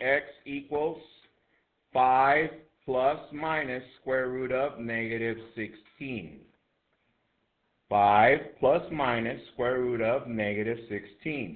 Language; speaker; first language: English; native; English